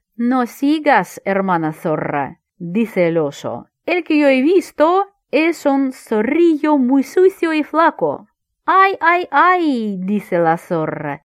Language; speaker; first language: Spanish; non-native, fluent; Russian